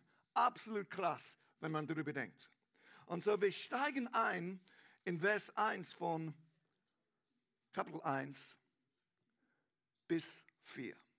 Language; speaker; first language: German; non-native, learner; English